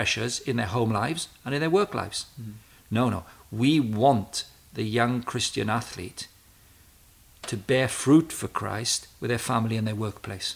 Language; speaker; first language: English; native; English